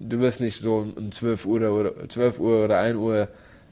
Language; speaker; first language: German; non-native, learner; Arabic